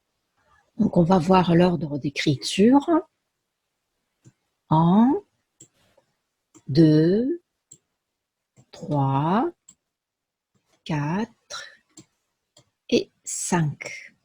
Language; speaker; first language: French; non-native, fluent; Japanese